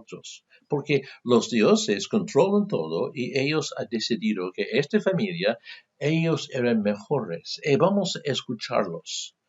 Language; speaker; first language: Spanish; non-native, fluent; English